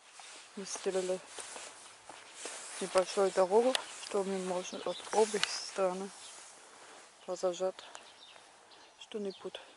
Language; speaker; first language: Russian; non-native, learner; German